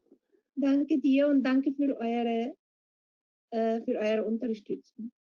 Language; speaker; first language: German; non-native, fluent; Arabic